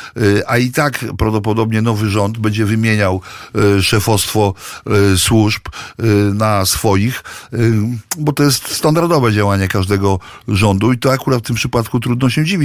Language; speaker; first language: Polish; native; Polish